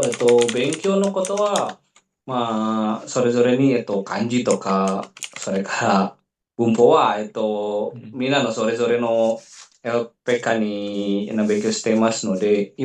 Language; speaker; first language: Japanese; non-native, fluent; Indonesian